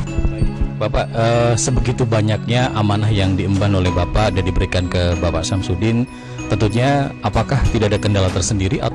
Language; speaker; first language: Indonesian; non-native, local second language; Javanese